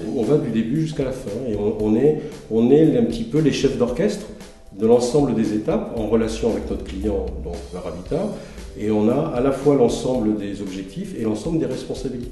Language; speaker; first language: French; native; French